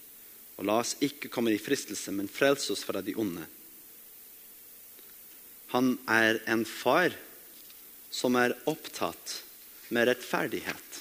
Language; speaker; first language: Norwegian; non-native, fluent; English